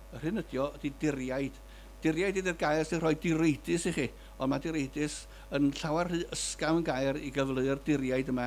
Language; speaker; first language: Welsh; native; Welsh